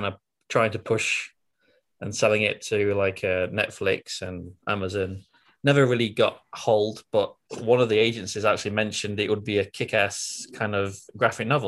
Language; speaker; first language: English; native; English